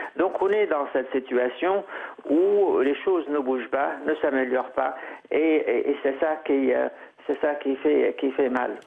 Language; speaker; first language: French; non-native, fluent; Arabic